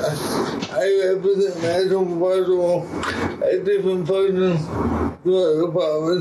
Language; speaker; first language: English; native; English